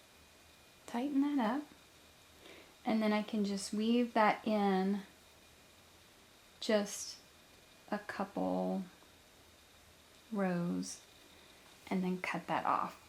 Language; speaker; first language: English; native; English